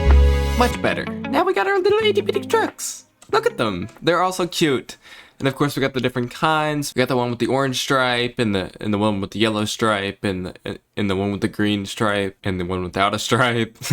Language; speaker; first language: English; native; English